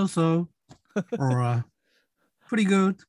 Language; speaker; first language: English; non-native, learner; Japanese